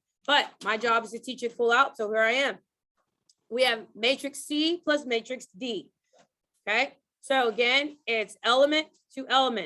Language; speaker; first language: English; native; English